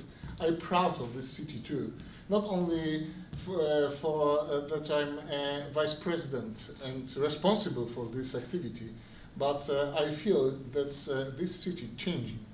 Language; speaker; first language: English; non-native, learner; Polish